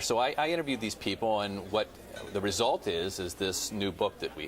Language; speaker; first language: English; native; English